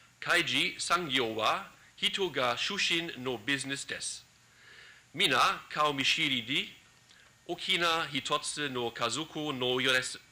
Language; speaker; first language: Japanese; non-native, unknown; German